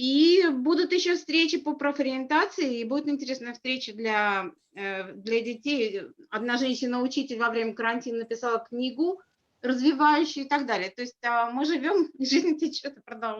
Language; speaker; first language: Russian; native; Russian